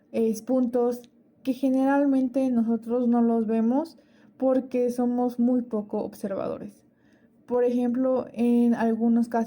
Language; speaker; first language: Spanish; native; Spanish